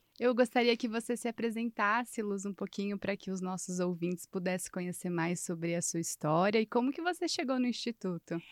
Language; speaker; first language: Portuguese; native; Portuguese